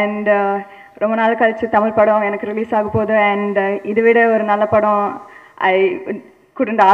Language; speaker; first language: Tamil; non-native, fluent; Telugu